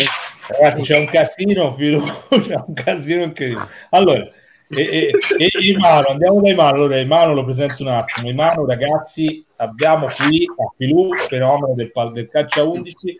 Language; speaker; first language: Italian; native; Italian